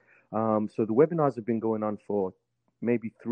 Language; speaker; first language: English; native; English